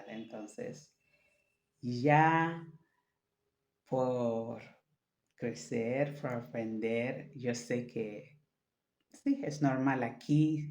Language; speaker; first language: Spanish; non-native, fluent; French